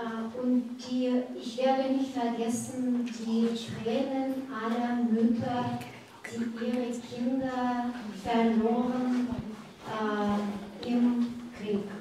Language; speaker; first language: German; non-native, fluent; Russian